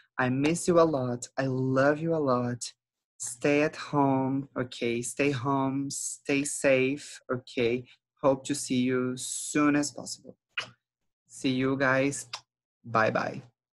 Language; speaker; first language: English; non-native, fluent; Portuguese